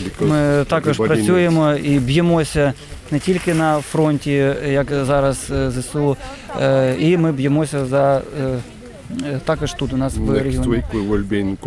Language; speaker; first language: Ukrainian; non-native, fluent; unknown